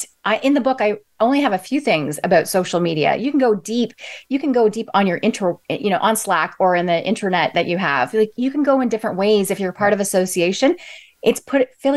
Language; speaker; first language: English; native; English